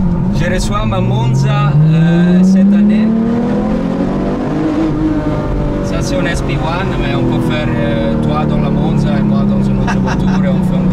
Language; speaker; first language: French; non-native, learner; Italian